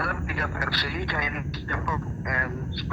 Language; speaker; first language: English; non-native, learner; Indonesian